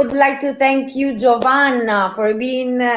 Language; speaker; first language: English; non-native, fluent; Italian